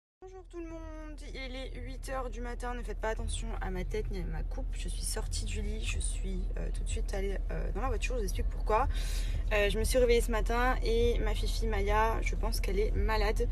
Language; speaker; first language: French; native; French